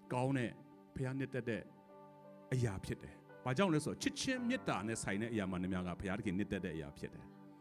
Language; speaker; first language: Burmese; non-native, local second language; Kachin